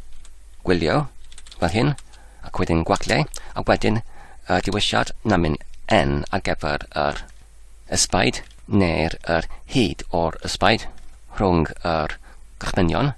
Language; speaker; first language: Welsh; non-native, learner; English